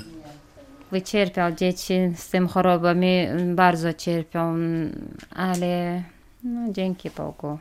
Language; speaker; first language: Polish; non-native, learner; Chechen